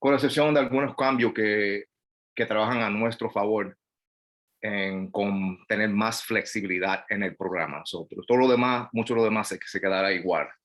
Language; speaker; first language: Spanish; non-native, fluent; English